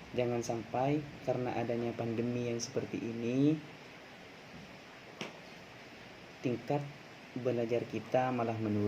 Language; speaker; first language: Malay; non-native, local second language; Madurese